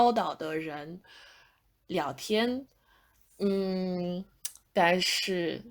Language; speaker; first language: Chinese; non-native, fluent; English